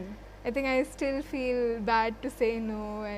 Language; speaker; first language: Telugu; non-native, learner; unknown